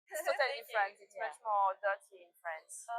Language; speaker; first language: English; non-native, learner; French